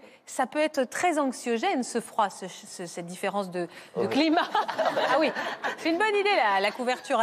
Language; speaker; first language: French; native; French